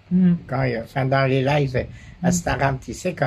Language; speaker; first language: French; native; French